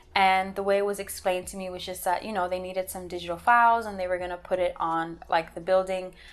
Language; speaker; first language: English; native; English